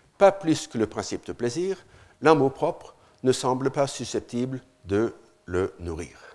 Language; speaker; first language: French; non-native, fluent; Norwegian